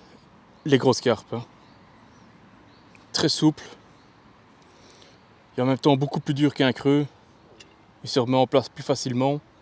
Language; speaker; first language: French; native; French